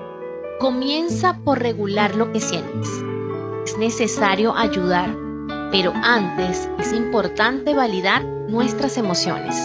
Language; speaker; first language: Spanish; native; Spanish